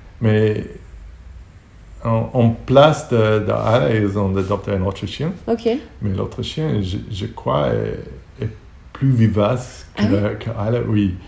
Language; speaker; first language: French; non-native, learner; Hebrew